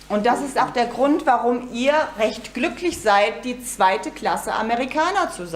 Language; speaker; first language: German; native; German